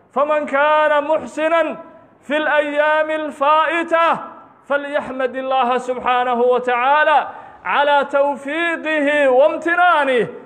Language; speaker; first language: Arabic; non-native, local second language; Somali